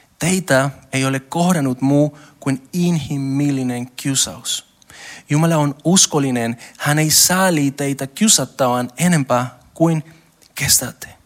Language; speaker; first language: Finnish; non-native, learner; Spanish